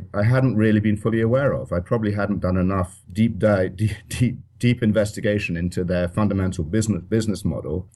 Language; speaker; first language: English; native; English